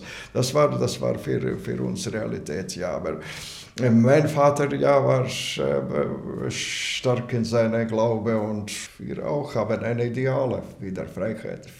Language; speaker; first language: German; non-native, learner; Latvian